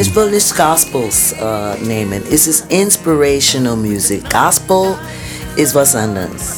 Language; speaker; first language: German; non-native, fluent; English